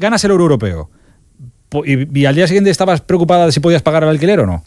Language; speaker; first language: Spanish; native; Spanish